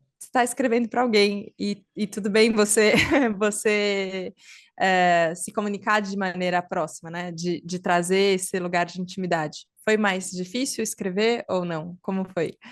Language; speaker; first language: Portuguese; native; Portuguese